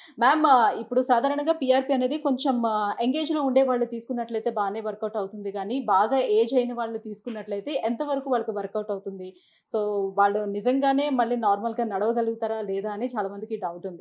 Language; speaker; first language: Telugu; native; Telugu